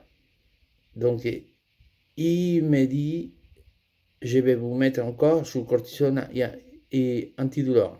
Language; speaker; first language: French; non-native, fluent; Spanish